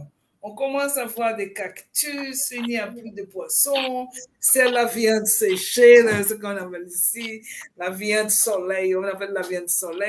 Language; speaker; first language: French; non-native, fluent; Portuguese